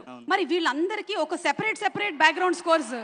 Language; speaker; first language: Telugu; native; Telugu